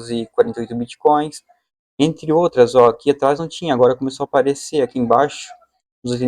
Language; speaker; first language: Portuguese; native; Portuguese